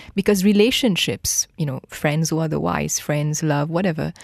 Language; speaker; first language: English; non-native, fluent; Morisyen